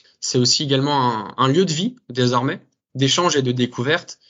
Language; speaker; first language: French; native; French